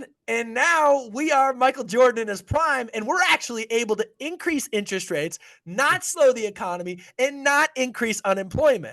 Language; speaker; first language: English; native; English